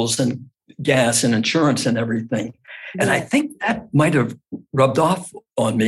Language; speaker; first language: English; native; English